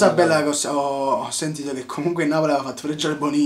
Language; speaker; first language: Italian; native; Italian